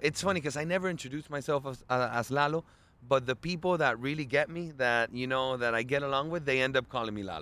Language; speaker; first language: English; early bilingual, other home language; Spanish